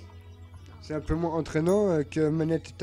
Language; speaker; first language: French; native; French